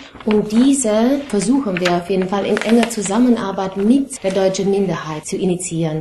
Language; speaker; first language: German; non-native, fluent; Romanian